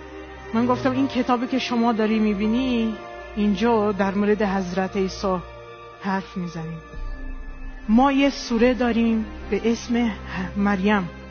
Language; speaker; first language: Persian; non-native, fluent; Portuguese